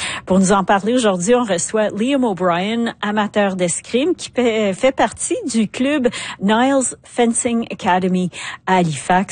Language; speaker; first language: French; native; French